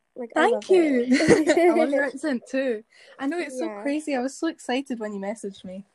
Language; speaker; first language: English; native; English